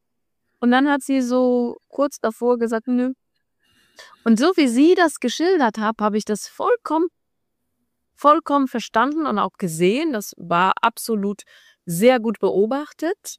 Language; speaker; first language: German; non-native, fluent; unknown